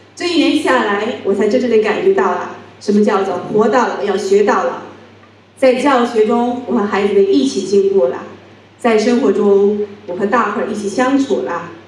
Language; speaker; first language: Chinese; native; Chinese